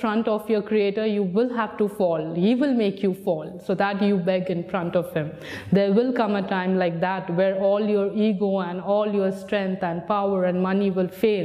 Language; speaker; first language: English; non-native, local second language; Hindi